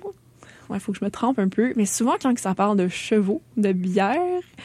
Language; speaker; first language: French; native; French